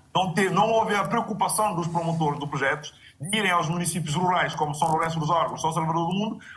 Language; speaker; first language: Portuguese; non-native, local second language; Kabuverdianu